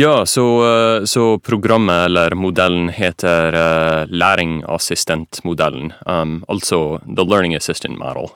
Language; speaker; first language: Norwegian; non-native, fluent; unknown